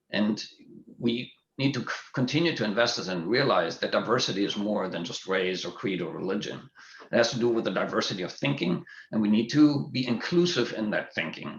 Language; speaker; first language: English; non-native, fluent; German